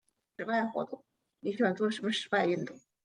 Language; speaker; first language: Chinese; native; Chinese